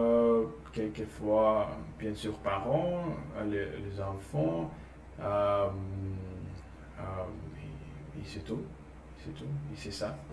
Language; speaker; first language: French; non-native, learner; Russian